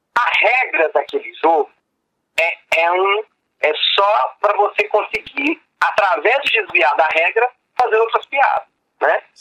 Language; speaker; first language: Portuguese; native; Portuguese